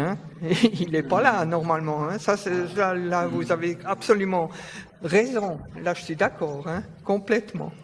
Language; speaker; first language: French; non-native, fluent; German